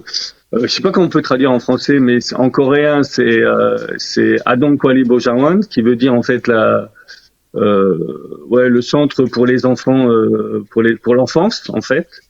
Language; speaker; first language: French; early bilingual, other home language; Korean